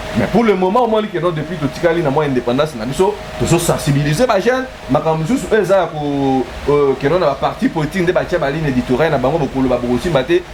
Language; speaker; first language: Lingala; native; Lingala